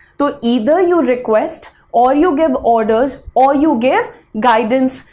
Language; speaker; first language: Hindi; native; Hindi